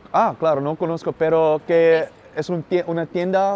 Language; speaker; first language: Spanish; non-native, fluent; Dutch